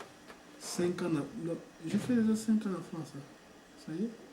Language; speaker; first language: French; non-native, local second language; Lingala